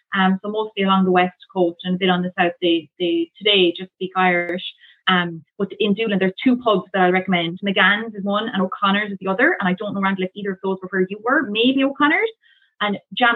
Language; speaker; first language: English; native; English